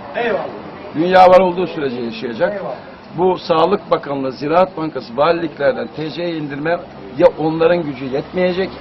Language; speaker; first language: Turkish; native; Turkish